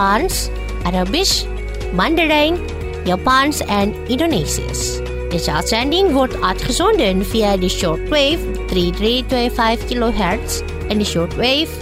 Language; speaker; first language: Dutch; non-native, fluent; Indonesian